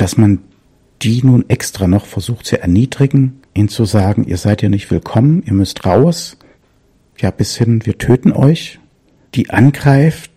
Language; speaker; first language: German; native; German